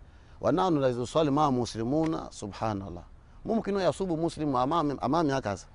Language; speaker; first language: Arabic; non-native, learner; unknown